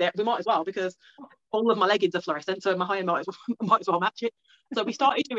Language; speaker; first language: English; native; English